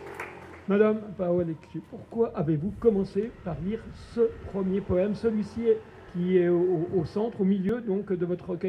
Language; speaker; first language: French; native; French